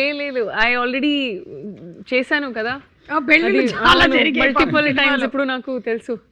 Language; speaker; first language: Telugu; non-native, local second language; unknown